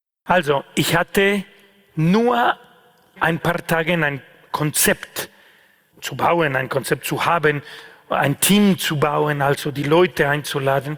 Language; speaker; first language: German; non-native, fluent; Spanish